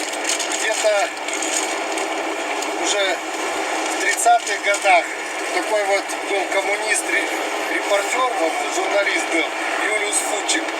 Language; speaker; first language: Russian; native; Russian